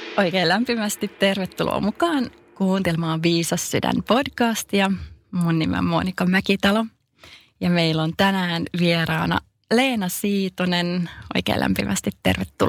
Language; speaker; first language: Finnish; native; Finnish